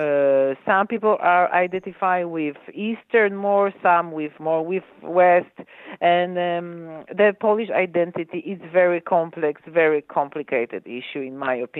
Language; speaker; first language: English; non-native, fluent; Polish